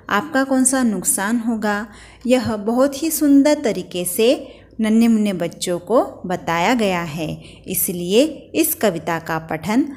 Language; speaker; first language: Hindi; non-native, local second language; Marathi